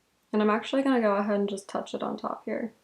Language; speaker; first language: English; native; English